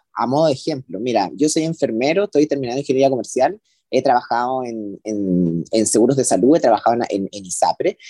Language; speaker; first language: Spanish; native; Spanish